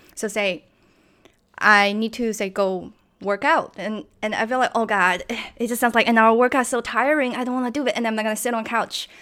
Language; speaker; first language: English; non-native, fluent; Chinese